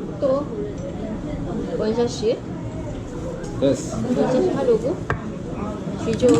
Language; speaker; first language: Korean; non-native, fluent; Chinese